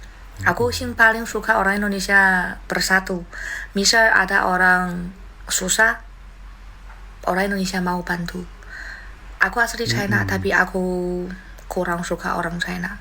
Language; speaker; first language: Indonesian; non-native, learner; Chinese